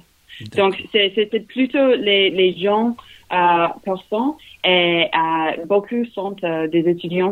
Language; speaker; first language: French; non-native, learner; English